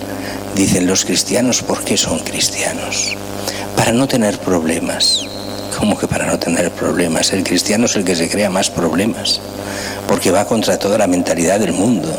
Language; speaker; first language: Spanish; native; Spanish